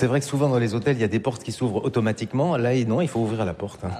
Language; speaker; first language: French; native; French